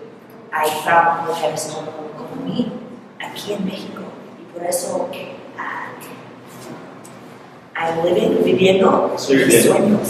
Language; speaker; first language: Spanish; non-native, learner; English